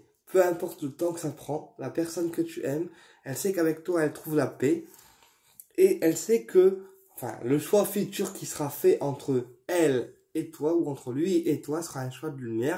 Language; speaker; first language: French; native; French